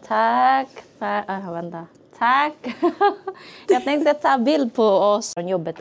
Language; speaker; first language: Swedish; non-native, learner; Filipino